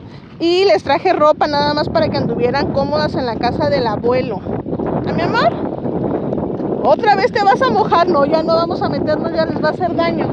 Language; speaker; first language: Spanish; native; Spanish